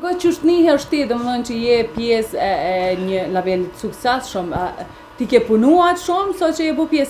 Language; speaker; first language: Albanian; native; Albanian